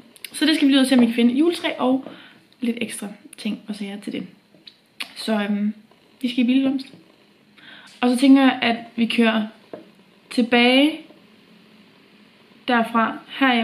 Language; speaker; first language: Danish; native; Danish